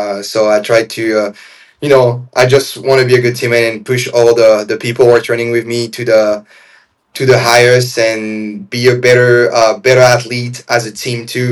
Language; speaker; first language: English; non-native, fluent; French